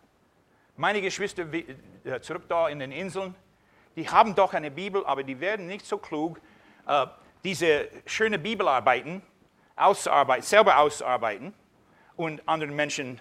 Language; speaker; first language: German; non-native, fluent; English